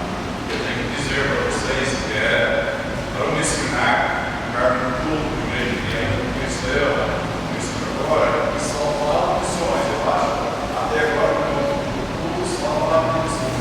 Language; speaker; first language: Portuguese; non-native, learner; English